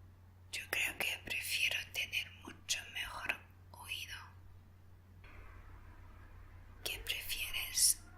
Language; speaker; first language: Spanish; non-native, fluent; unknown